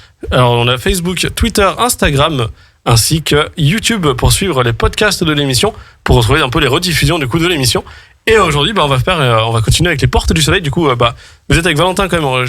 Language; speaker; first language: French; native; French